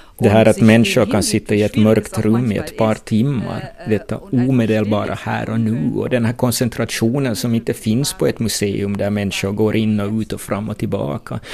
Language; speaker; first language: Swedish; native; Swedish